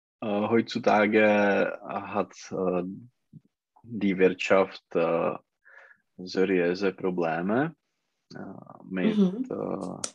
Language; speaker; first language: German; non-native, learner; Czech